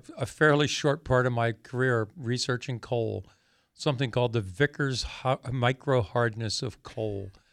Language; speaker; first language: English; native; English